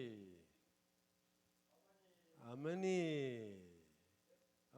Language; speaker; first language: Korean; non-native, learner; Chinese